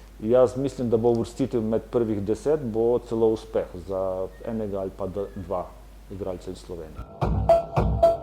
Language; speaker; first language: Slovenian; non-native, fluent; Ukrainian